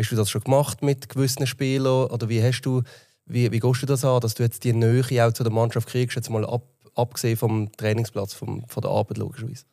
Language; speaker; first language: German; native; German